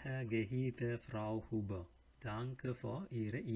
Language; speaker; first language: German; non-native, learner; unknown